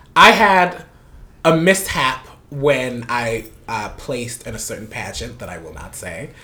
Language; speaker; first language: English; non-native, fluent; Spanish